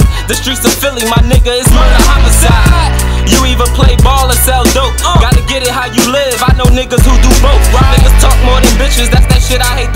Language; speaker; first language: English; native; English